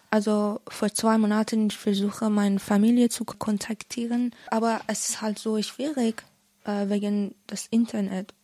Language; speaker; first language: German; non-native, learner; Persian